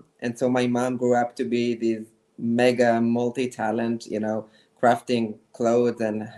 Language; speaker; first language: English; non-native, fluent; Hebrew